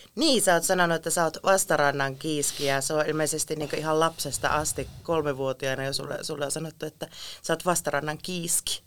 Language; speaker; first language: Finnish; native; Finnish